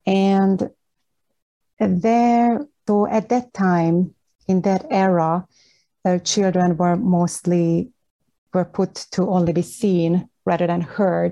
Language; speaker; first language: English; non-native, fluent; Hungarian